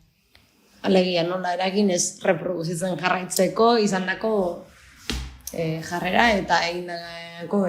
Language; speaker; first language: Basque; native; Basque